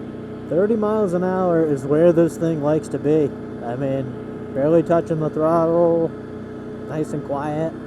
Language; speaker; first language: English; native; English